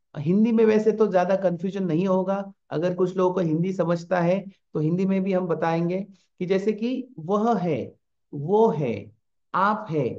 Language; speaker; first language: Hindi; non-native, local second language; Marathi